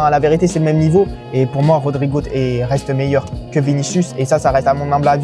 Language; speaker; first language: French; native; French